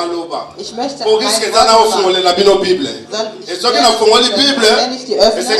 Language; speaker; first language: German; non-native, fluent; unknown